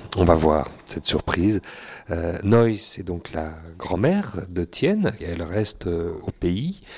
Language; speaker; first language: French; native; French